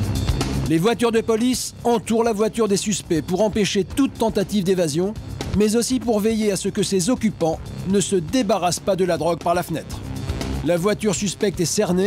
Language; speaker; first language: French; native; French